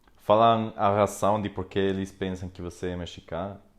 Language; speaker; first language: Portuguese; non-native, learner; Spanish